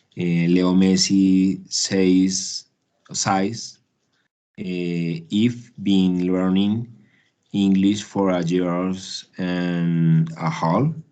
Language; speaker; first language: English; non-native, learner; Spanish